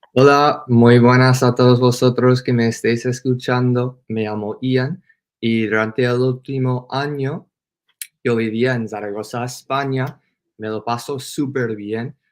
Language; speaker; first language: Spanish; non-native, learner; English